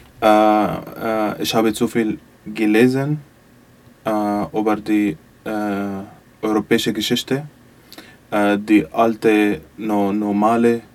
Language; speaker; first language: German; non-native, learner; Arabic